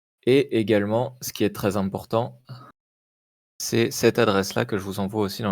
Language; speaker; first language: French; native; French